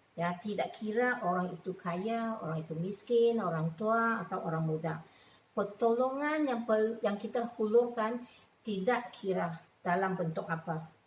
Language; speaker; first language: Malay; non-native, local second language; Chinese